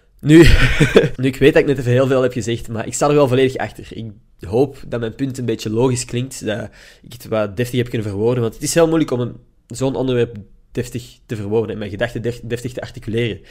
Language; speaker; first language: Dutch; native; Dutch